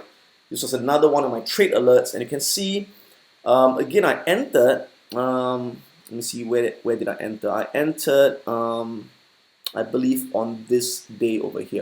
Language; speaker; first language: English; native; English